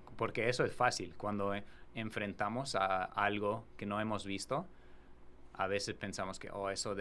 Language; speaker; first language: Spanish; non-native, fluent; English